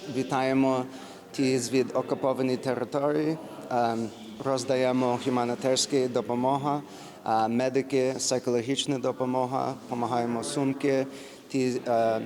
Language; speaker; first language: Ukrainian; early bilingual, other home language; English